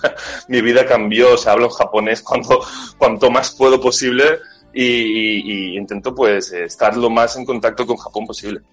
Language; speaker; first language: Spanish; native; Spanish